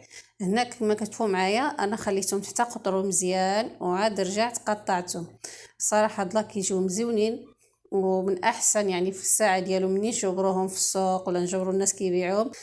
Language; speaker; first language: Arabic; native; Arabic